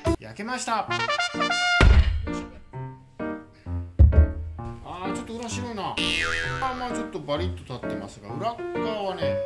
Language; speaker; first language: Japanese; native; Japanese